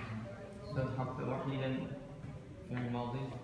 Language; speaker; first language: Arabic; non-native, learner; Turkish